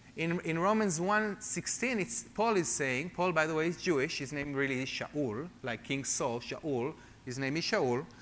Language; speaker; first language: English; non-native, fluent; Hebrew